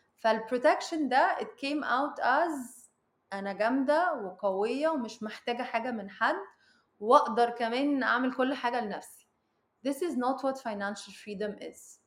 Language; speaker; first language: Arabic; early bilingual, heritage; Arabic